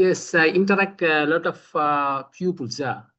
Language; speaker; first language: English; non-native, learner; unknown